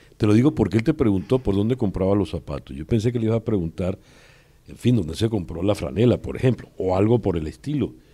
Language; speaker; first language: Spanish; native; Spanish